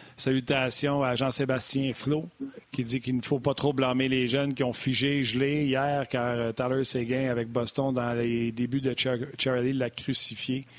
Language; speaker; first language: French; native; French